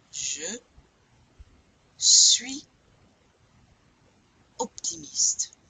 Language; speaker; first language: French; non-native, fluent; English